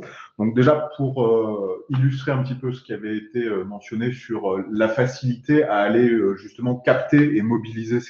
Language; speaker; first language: French; native; French